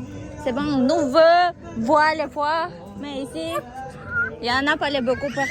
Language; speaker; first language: French; non-native, learner; Kazakh